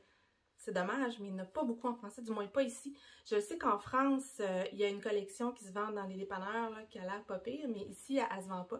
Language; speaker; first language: French; native; French